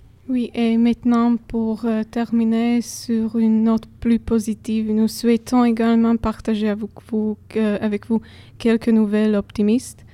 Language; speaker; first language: French; non-native, fluent; Slovak